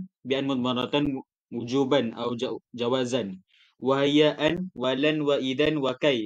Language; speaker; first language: Arabic; non-native, learner; Malay